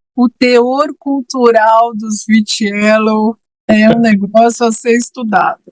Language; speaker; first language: Portuguese; native; Portuguese